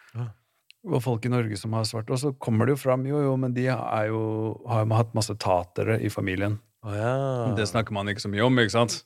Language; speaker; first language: Norwegian; native; Norwegian